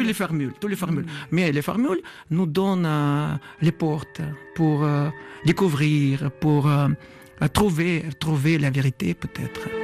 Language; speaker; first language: French; non-native, fluent; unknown